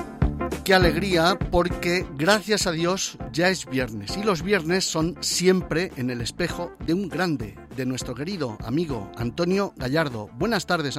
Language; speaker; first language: Spanish; native; Spanish